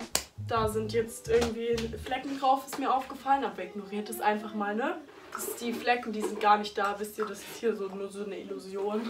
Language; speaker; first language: German; native; German